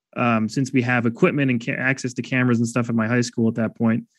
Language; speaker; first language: English; native; English